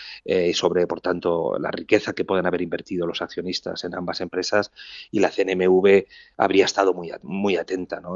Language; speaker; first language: Spanish; native; Spanish